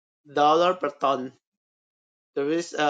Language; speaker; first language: English; non-native, learner; Indonesian